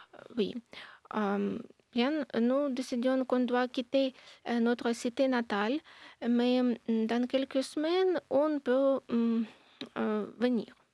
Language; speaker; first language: French; non-native, learner; Ukrainian